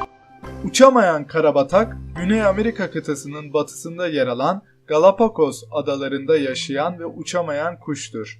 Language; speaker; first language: Turkish; native; Turkish